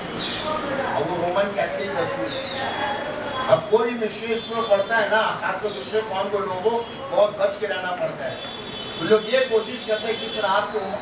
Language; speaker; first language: Hindi; non-native, local second language; Urdu